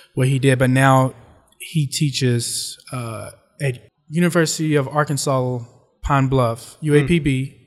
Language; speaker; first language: English; native; English